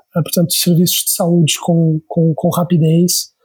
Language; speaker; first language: Portuguese; native; Portuguese